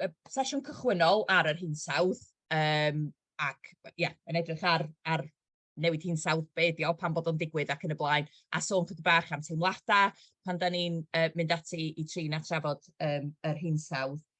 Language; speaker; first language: Welsh; native; Welsh